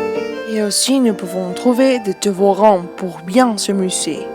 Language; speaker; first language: French; non-native, fluent; Spanish